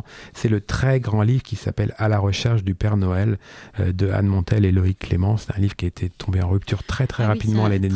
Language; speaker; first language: French; native; French